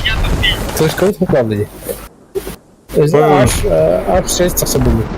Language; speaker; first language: Russian; non-native, local second language; Yakut